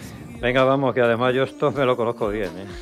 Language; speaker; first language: Spanish; native; Spanish